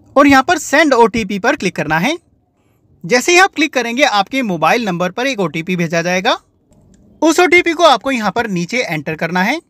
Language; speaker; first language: Hindi; native; Hindi